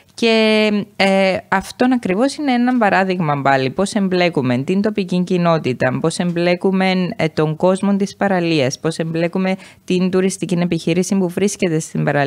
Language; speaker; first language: Greek; native; Greek